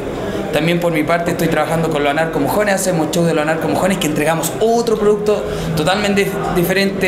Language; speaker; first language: Spanish; native; Spanish